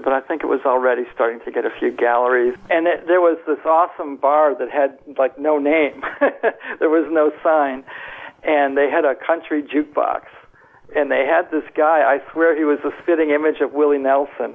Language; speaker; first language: English; native; English